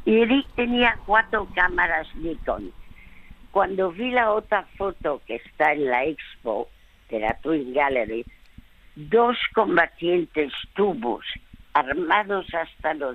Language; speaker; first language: Spanish; early bilingual, other home language; French